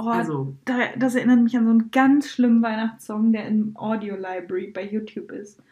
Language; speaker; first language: German; native; German